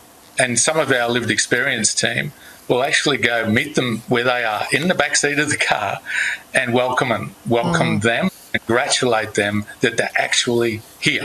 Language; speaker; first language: English; native; English